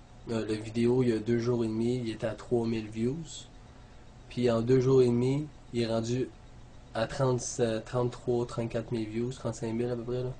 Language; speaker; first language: French; native; French